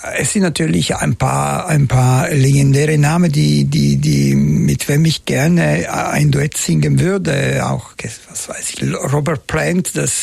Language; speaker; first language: German; non-native, fluent; Italian